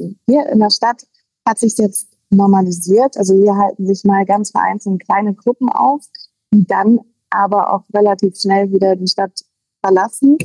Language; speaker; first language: German; native; German